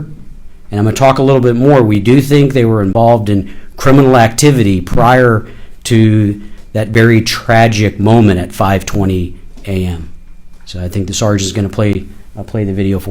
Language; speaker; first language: English; native; English